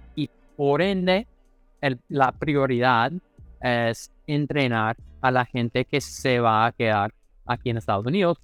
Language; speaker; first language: Spanish; non-native, fluent; English